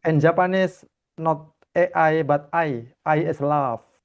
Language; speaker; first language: English; non-native, learner; Indonesian